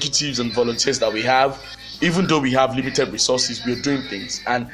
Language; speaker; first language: English; non-native, local second language; Yoruba